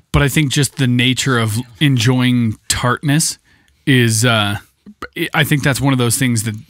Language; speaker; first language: English; native; English